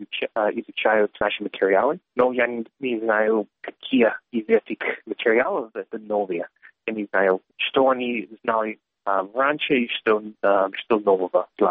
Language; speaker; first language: Russian; non-native, learner; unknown